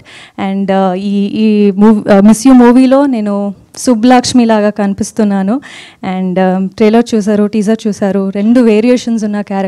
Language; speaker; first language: Telugu; non-native, fluent; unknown